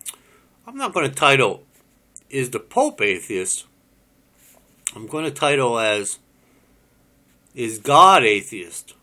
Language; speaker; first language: English; native; English